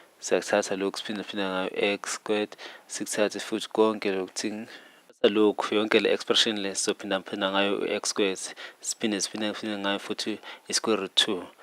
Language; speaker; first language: Zulu; native; Zulu